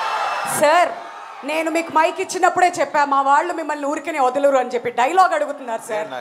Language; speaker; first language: Telugu; native; Telugu